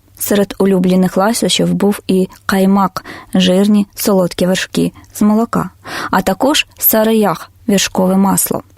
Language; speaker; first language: Ukrainian; non-native, local second language; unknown